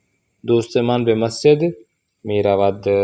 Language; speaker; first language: Persian; non-native, fluent; Urdu